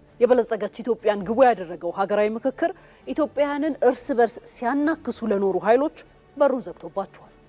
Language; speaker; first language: Amharic; native; Amharic